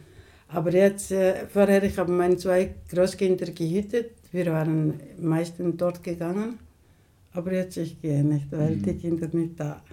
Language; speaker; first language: German; non-native, learner; Somali